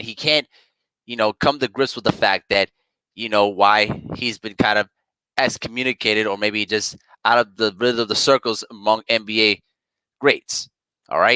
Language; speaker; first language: English; native; English